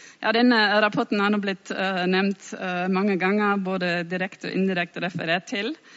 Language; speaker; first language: Norwegian; non-native, fluent; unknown